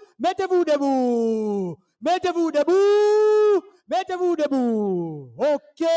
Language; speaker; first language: French; non-native, fluent; Swahili